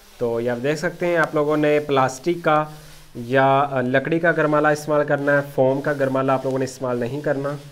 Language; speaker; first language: Urdu; non-native, local second language; Punjabi